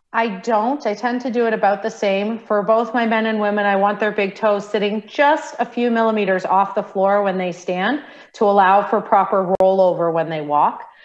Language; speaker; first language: English; native; English